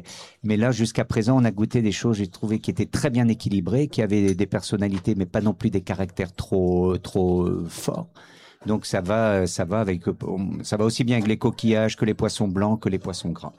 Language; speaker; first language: French; native; French